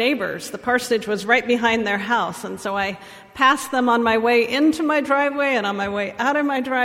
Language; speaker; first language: English; native; English